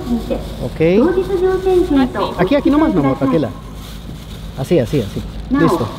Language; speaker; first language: Spanish; native; Spanish